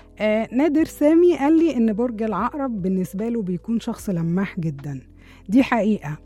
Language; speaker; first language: Arabic; native; Arabic